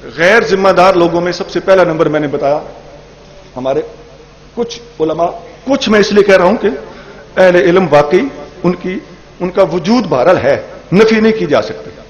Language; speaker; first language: Urdu; non-native, local second language; Punjabi